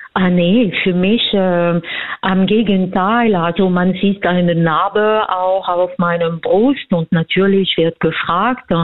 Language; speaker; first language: German; non-native, fluent; French